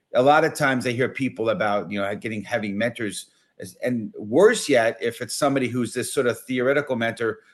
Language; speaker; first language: English; native; English